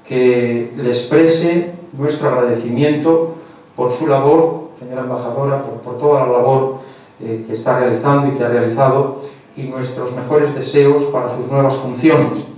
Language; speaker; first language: Spanish; native; Spanish